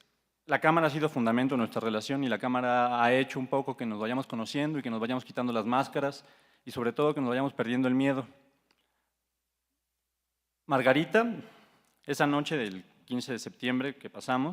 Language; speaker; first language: Spanish; native; Spanish